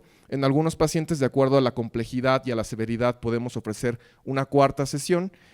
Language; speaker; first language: Spanish; native; Spanish